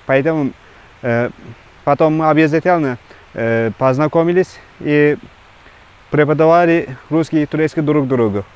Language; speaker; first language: Russian; non-native, learner; Turkish